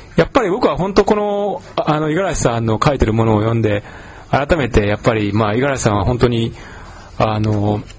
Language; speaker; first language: Japanese; native; Japanese